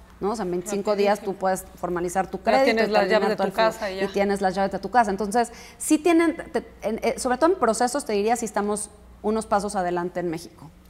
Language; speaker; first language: Spanish; native; Spanish